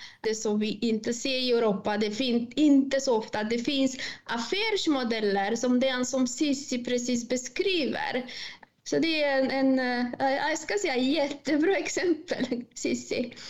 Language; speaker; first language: Swedish; non-native, fluent; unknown